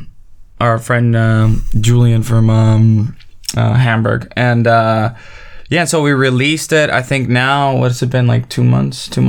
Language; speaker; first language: English; native; English